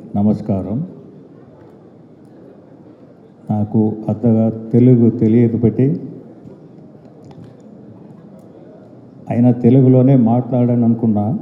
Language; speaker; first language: Telugu; non-native, learner; Tamil